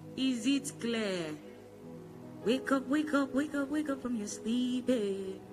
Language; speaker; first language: English; non-native, local second language; Igbo